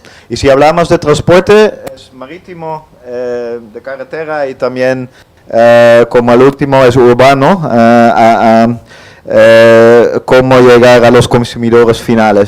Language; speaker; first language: Spanish; non-native, fluent; Dutch